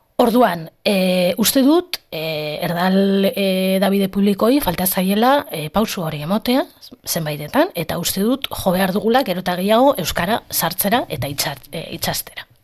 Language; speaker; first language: Basque; non-native, local second language; Spanish